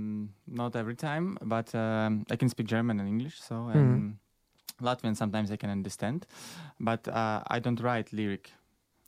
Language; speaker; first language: English; non-native, learner; Belarusian